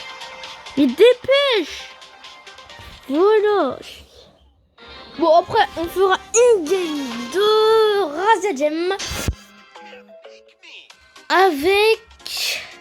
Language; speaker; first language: French; native; French